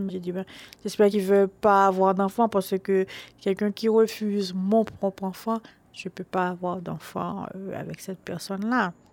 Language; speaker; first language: French; non-native, local second language; Haitian Creole